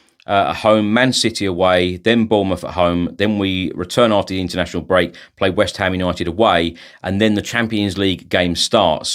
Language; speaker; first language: English; native; English